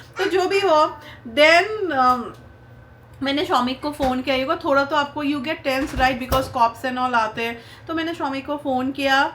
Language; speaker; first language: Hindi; non-native, local second language; Bangla